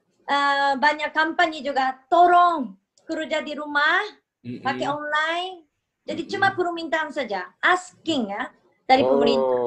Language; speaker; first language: Indonesian; non-native, fluent; Japanese